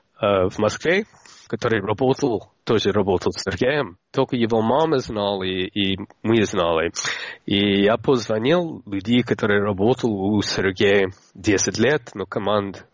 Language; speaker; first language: Russian; non-native, fluent; English